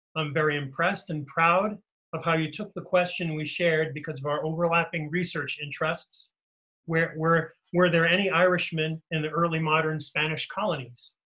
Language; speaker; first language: English; native; English